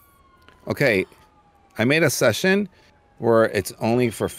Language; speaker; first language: English; native; English